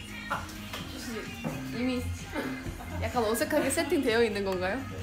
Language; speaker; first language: Korean; early bilingual, heritage; Korean